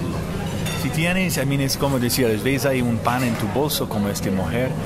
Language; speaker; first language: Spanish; non-native, fluent; English